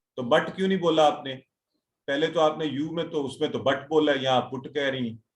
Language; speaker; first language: Urdu; native; Urdu